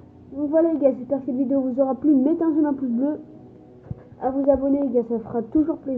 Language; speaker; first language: French; native; French